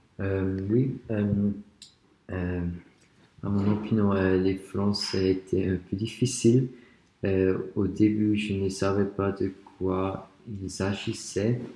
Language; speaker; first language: French; non-native, learner; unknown